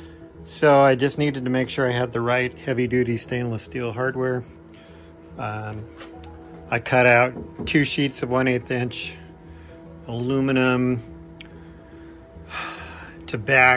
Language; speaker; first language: English; native; English